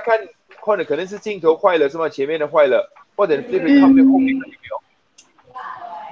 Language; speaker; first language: Chinese; native; Chinese